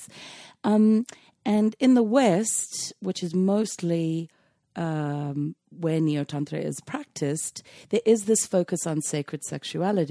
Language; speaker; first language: English; native; English